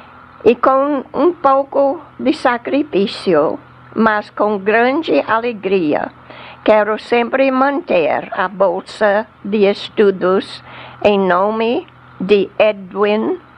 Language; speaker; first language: Portuguese; non-native, fluent; English